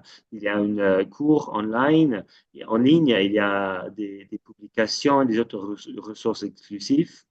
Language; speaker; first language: French; non-native, fluent; English